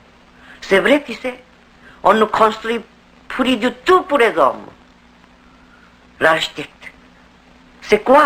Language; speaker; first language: French; non-native, fluent; Korean